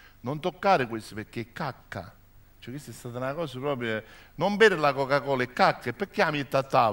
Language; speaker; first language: Italian; native; Italian